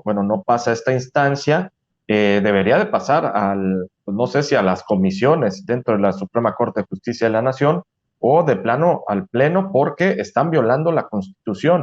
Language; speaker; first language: Spanish; native; Spanish